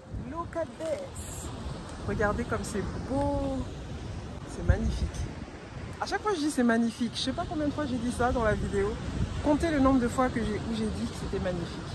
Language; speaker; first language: French; native; French